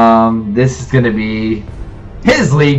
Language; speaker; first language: English; native; English